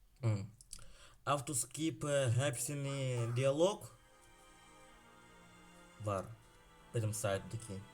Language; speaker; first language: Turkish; non-native, learner; Ukrainian